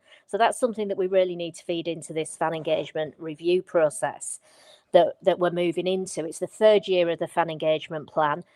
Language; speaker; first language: English; native; English